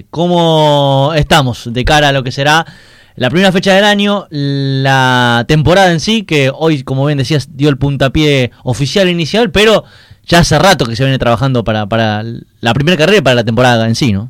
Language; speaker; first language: Spanish; native; Spanish